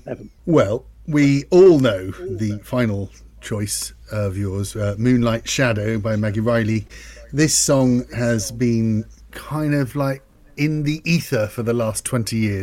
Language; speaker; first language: English; native; English